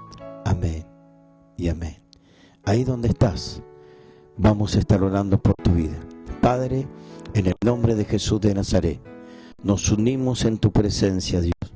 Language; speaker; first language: Spanish; native; Spanish